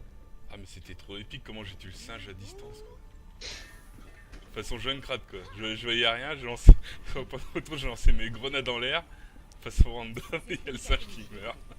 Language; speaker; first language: French; native; French